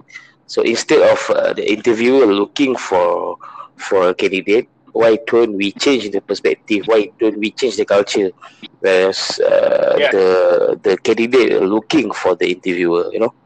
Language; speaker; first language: English; non-native, local second language; Malay